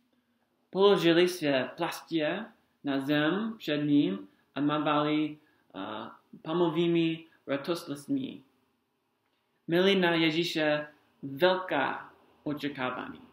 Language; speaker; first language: Czech; non-native, fluent; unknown